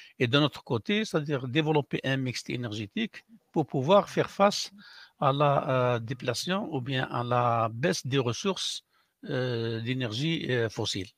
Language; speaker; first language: French; non-native, local second language; Arabic